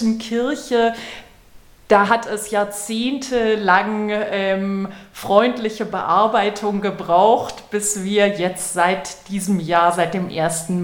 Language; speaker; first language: German; native; German